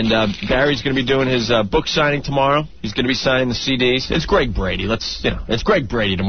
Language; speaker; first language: English; native; English